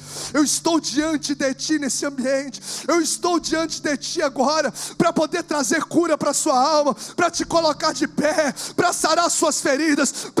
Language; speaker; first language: Portuguese; native; Portuguese